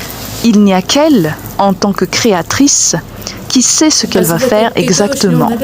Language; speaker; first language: French; non-native, local second language; Malagasy